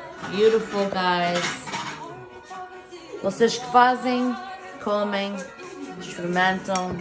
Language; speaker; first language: Portuguese; early bilingual, heritage; Portuguese